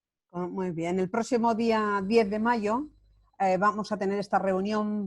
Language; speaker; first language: Spanish; native; Spanish